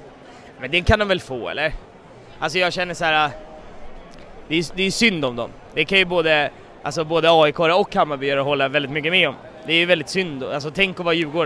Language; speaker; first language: Swedish; native; Swedish